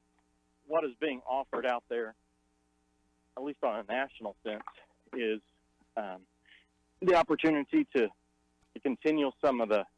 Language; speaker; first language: English; native; English